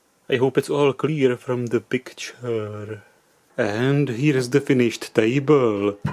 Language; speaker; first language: English; non-native, fluent; Czech